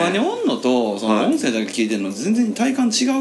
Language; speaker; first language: Japanese; native; Japanese